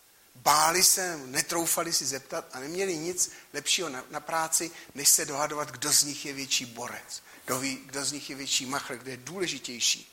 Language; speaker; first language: Czech; native; Czech